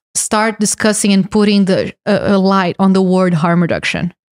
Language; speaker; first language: English; non-native, fluent; Portuguese